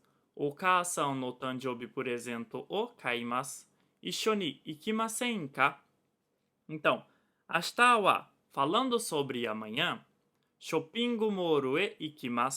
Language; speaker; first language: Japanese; non-native, fluent; Portuguese